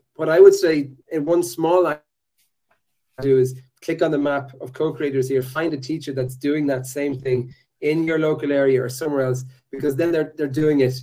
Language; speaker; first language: English; native; English